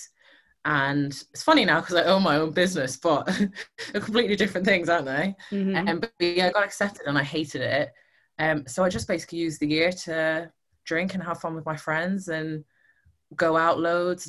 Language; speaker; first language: English; native; English